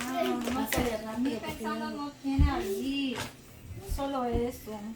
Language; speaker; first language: Spanish; non-native, learner; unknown